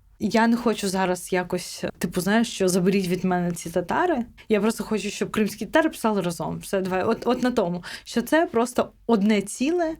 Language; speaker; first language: Ukrainian; non-native, local second language; Crimean Tatar